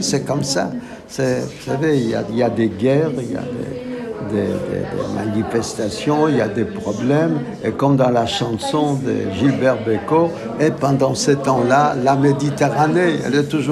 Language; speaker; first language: French; non-native, fluent; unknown